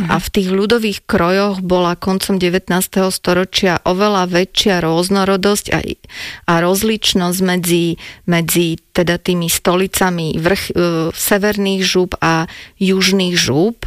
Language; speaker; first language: Slovak; native; Slovak